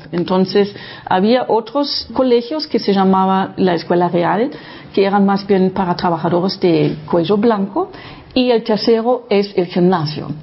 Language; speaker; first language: Spanish; non-native, fluent; Low German